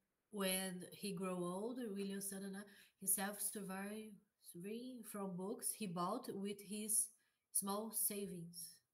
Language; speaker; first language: English; non-native, learner; Portuguese